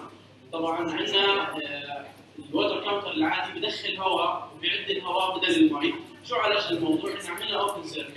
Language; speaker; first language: Arabic; native; Arabic